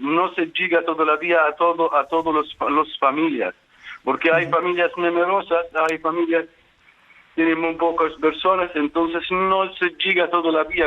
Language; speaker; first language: Spanish; non-native, fluent; Arabic